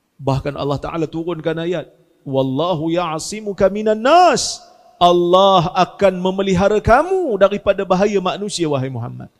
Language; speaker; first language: Malay; native; Malay